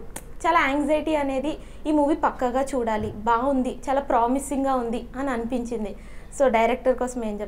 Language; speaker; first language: Telugu; native; Telugu